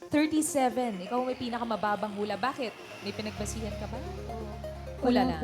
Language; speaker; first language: Filipino; native; Filipino